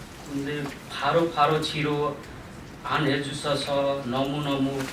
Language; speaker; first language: Korean; non-native, learner; Nepali